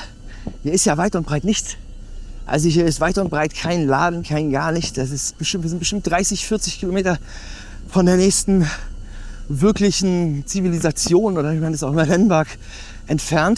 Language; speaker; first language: German; native; German